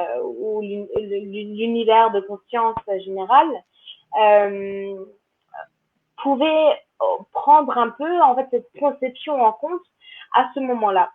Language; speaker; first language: French; native; French